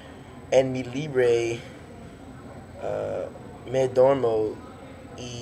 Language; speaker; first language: Spanish; non-native, learner; English